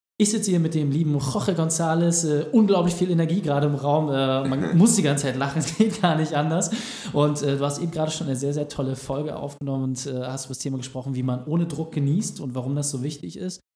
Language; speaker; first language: German; native; German